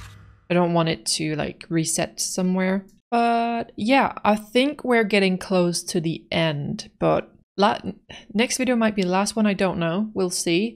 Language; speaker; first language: English; native; English